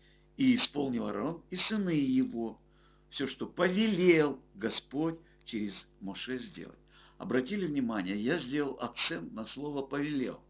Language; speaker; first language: Russian; native; Russian